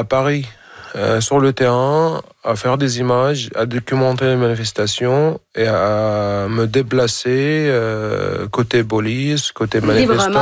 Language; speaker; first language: French; non-native, fluent; Arabic